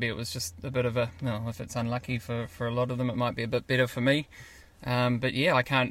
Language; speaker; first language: English; native; English